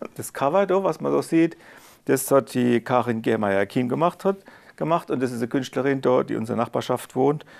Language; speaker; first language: German; non-native, local second language; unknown